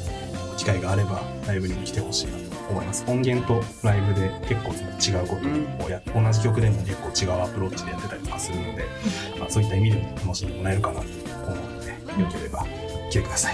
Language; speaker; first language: Japanese; native; Japanese